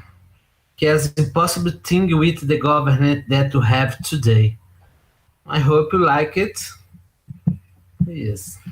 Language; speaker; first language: English; non-native, learner; Portuguese